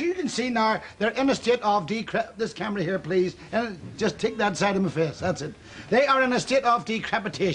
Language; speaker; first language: English; native; English